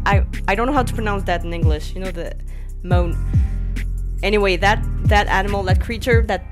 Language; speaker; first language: English; non-native, fluent; French